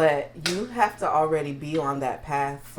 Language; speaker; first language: English; native; English